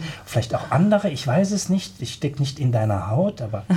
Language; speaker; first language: German; native; German